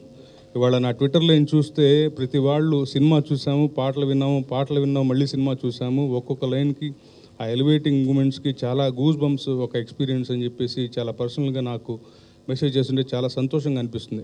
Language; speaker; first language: Telugu; native; Telugu